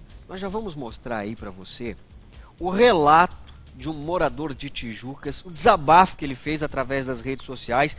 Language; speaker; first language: Portuguese; native; Portuguese